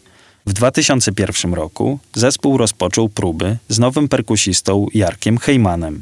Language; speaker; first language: Polish; native; Polish